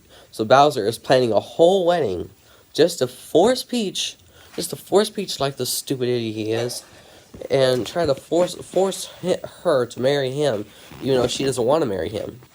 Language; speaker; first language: English; native; English